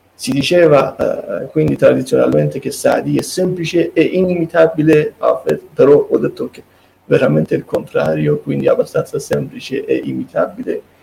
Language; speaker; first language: Italian; non-native, fluent; Persian